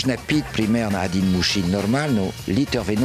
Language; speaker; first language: Russian; non-native, learner; French